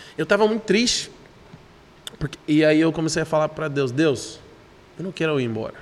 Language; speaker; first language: Portuguese; non-native, fluent; English